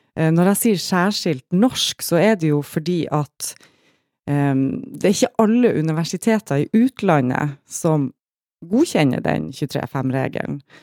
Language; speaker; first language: Norwegian; native; Norwegian